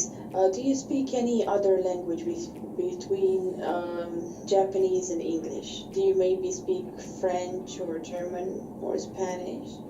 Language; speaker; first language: English; non-native, fluent; Bosnian